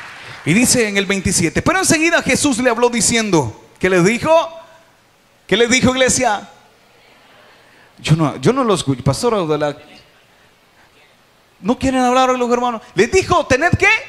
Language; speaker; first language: Spanish; native; Spanish